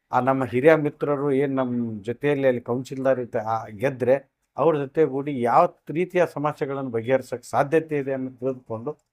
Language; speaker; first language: Kannada; native; Kannada